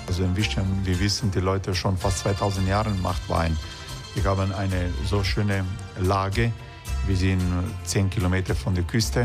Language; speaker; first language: German; non-native, fluent; Croatian